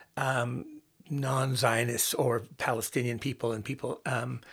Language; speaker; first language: English; native; English